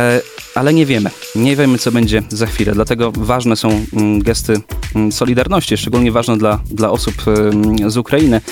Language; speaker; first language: Polish; native; Polish